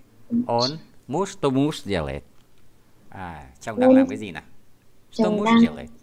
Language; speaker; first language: Russian; non-native, fluent; Vietnamese